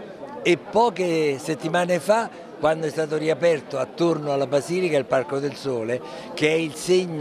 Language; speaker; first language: Italian; native; Italian